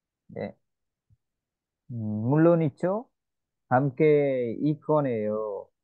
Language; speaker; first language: Korean; non-native, learner; Vietnamese